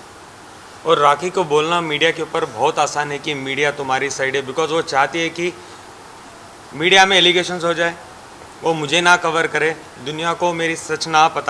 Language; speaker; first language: Hindi; native; Hindi